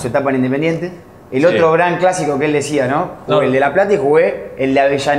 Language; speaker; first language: Spanish; native; Spanish